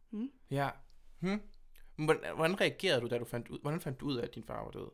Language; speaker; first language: Danish; native; Danish